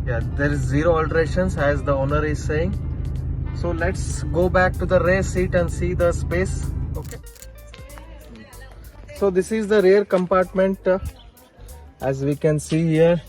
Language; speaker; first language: English; non-native, local second language; Kannada